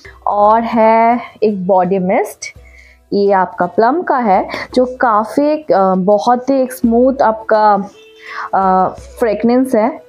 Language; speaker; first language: Hindi; non-native, local second language; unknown